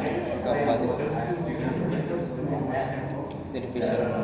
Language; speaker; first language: English; non-native, learner; Indonesian